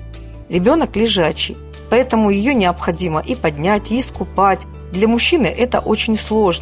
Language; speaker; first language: Russian; native; Russian